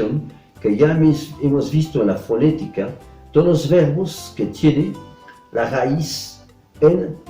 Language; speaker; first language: Spanish; non-native, fluent; French